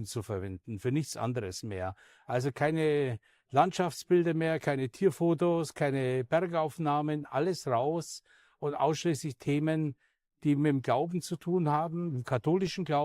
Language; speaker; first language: German; native; German